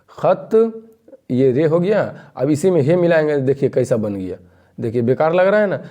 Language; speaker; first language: Hindi; native; Hindi